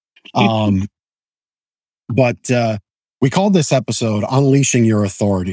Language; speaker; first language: English; native; English